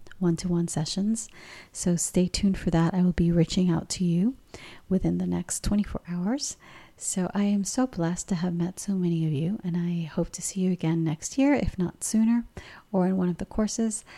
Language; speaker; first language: English; non-native, fluent; Spanish